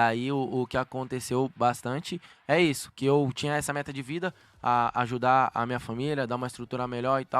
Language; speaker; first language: Portuguese; native; Portuguese